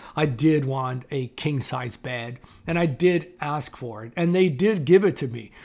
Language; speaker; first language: English; native; English